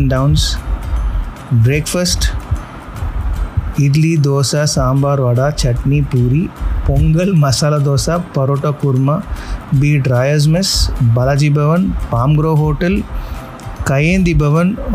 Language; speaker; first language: English; non-native, local second language; Tamil